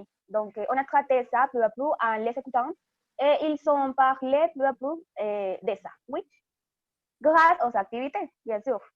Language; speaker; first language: French; non-native, fluent; Spanish